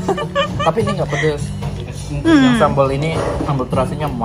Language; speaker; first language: Indonesian; native; Indonesian